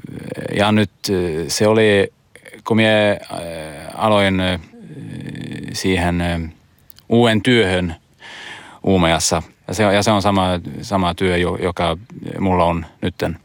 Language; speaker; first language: Finnish; non-native, learner; Swedish